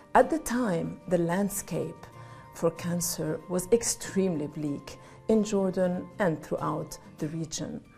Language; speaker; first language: English; non-native, fluent; Arabic